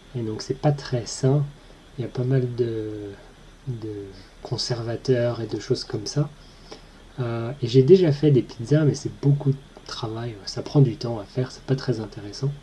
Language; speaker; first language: French; native; French